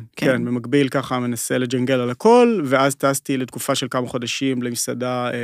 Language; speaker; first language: Hebrew; native; Hebrew